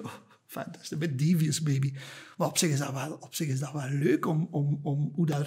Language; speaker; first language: Dutch; native; Dutch